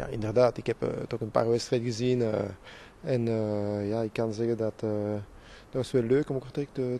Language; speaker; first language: Dutch; non-native, local second language; French